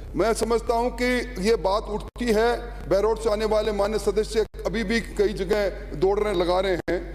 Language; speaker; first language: Hindi; native; Hindi